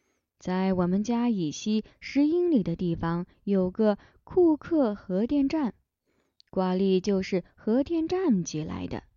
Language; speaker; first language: Chinese; native; Chinese